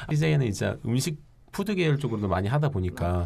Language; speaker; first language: Korean; native; Korean